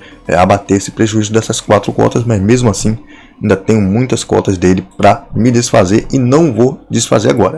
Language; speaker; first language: Portuguese; native; Portuguese